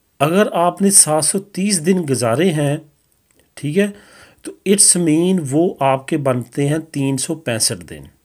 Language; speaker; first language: Hindi; non-native, local second language; Punjabi